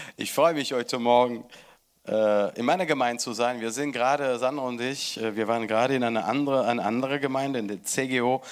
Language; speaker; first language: German; non-native, fluent; Italian